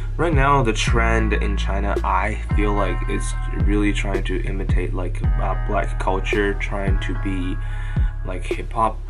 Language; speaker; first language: English; non-native, fluent; Chinese